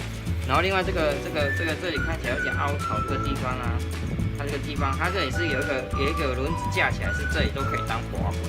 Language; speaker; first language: Chinese; native; Chinese